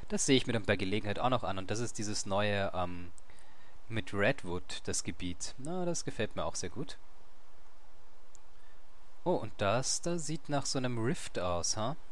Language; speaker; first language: German; native; German